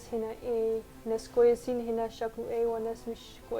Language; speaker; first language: Arabic; non-native, learner; Dutch